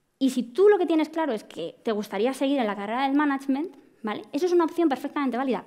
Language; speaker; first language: Spanish; native; Spanish